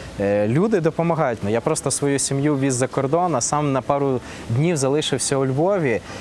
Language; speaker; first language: Ukrainian; non-native, local second language; Russian